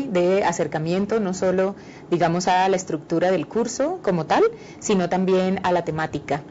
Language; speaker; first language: Spanish; native; Spanish